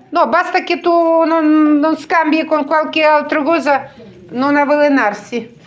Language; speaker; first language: Italian; non-native, learner; Russian